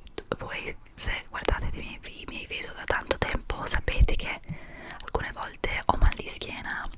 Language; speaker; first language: Italian; non-native, fluent; English